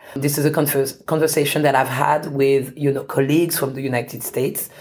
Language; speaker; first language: English; non-native, fluent; French